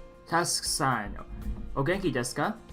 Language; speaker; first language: Japanese; non-native, learner; English